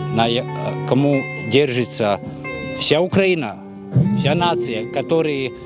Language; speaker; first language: Ukrainian; non-native, learner; Latvian